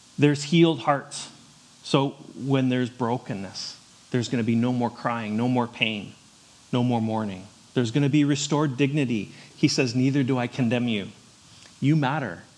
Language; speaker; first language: English; native; English